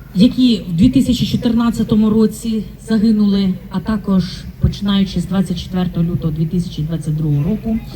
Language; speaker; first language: Ukrainian; native; Ukrainian